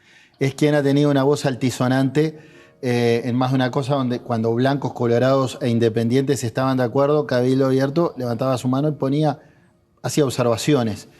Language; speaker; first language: Spanish; native; Spanish